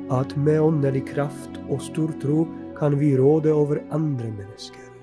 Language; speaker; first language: Norwegian; non-native, fluent; Polish